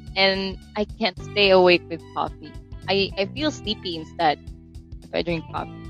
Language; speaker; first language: English; non-native, local second language; Filipino